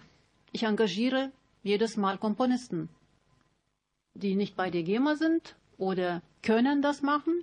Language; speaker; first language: German; non-native, learner; Lithuanian